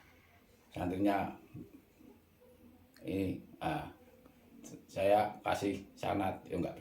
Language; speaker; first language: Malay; non-native, local second language; Javanese